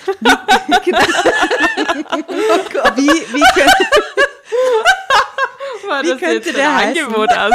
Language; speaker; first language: German; native; German